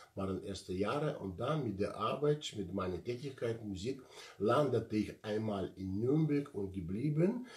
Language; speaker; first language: German; non-native, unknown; Russian